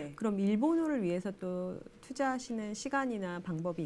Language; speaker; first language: Korean; native; Korean